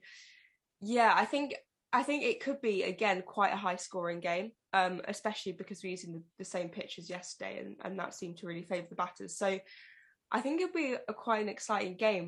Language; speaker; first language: English; native; English